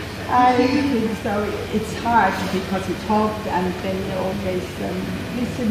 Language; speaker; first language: English; non-native, fluent; French